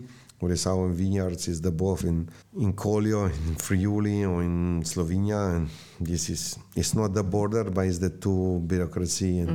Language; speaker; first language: English; non-native, learner; Slovenian